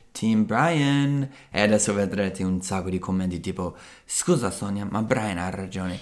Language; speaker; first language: Italian; non-native, fluent; English